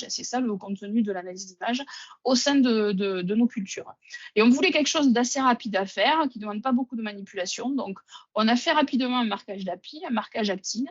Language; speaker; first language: French; native; French